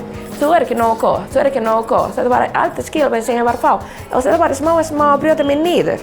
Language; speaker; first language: Icelandic; non-native, fluent; Spanish